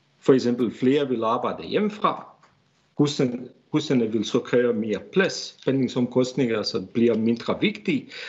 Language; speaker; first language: Danish; non-native, fluent; Bosnian